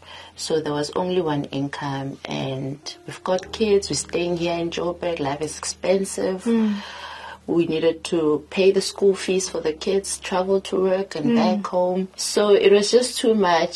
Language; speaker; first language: English; non-native, local second language; Southern Sotho